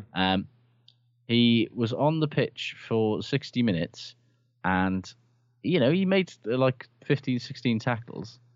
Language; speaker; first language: English; native; English